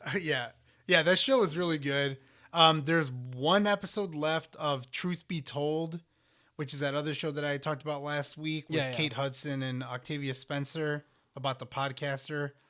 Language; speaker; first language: English; native; English